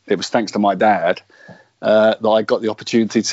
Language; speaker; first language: English; native; English